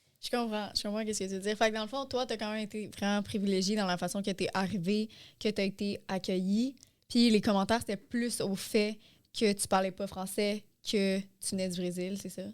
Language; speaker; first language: French; native; French